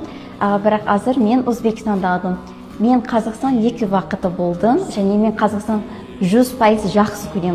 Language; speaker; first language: Kazakh; non-native, learner; English